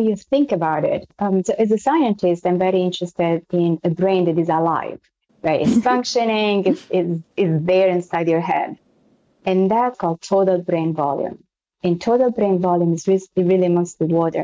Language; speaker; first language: English; non-native, fluent; Italian